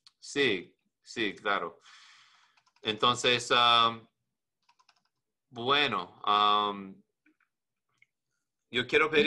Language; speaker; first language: Spanish; non-native, learner; English